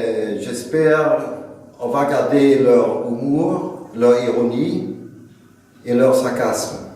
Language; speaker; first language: French; non-native, fluent; German